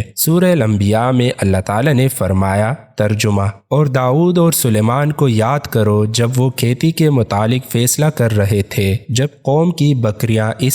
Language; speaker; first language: Urdu; native; Urdu